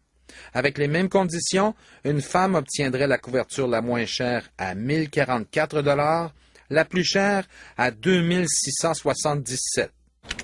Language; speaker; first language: French; native; French